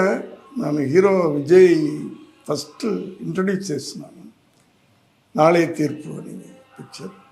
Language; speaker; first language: Telugu; non-native, learner; Tamil